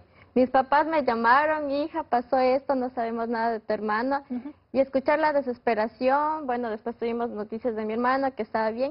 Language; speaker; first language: Spanish; native; Spanish